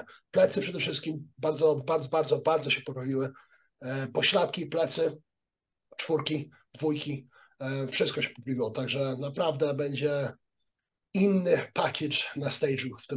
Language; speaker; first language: Polish; early bilingual, heritage; Polish